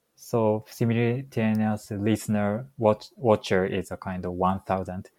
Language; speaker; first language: English; non-native, fluent; Japanese